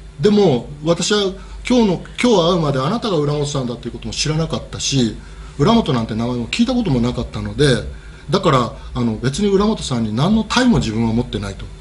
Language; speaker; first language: Japanese; native; Japanese